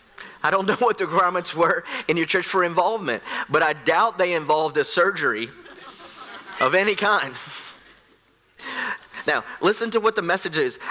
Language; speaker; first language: English; native; English